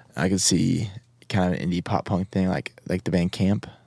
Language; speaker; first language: English; native; English